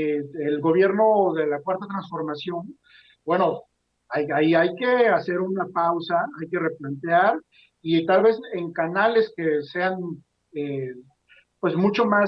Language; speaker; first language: Spanish; native; Spanish